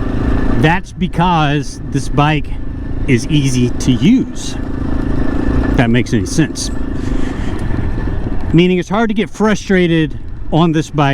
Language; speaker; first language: English; native; English